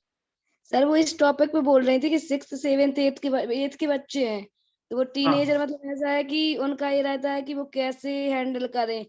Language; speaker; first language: Hindi; native; Hindi